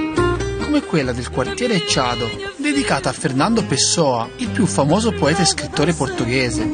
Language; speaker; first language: Italian; native; Italian